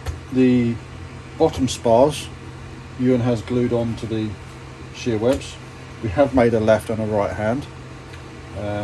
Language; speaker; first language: English; native; English